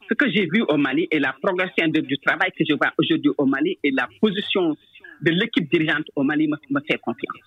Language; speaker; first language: French; non-native, local second language; Wolof